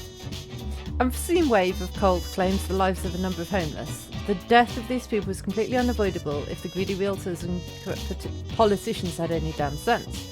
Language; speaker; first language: English; native; English